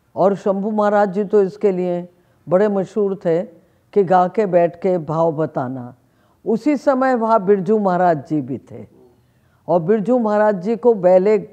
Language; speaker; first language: Hindi; native; Hindi